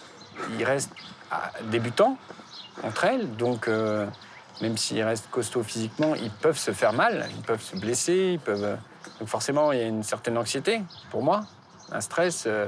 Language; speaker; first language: French; native; French